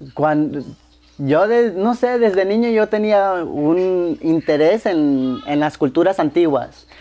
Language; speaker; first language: Spanish; early bilingual, heritage; Spanish